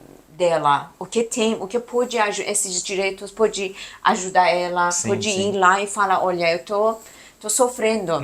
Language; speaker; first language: Portuguese; non-native, fluent; Persian